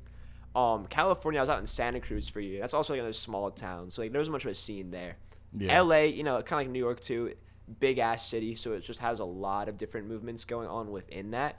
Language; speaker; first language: English; native; English